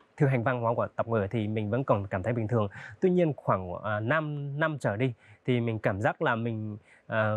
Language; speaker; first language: Vietnamese; non-native, local second language; Hmong